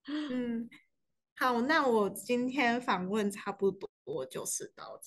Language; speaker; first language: Chinese; native; Chinese